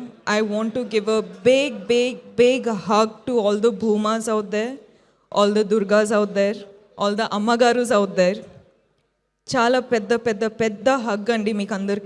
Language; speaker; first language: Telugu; non-native, fluent; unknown